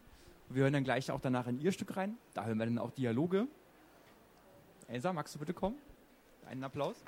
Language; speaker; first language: German; native; German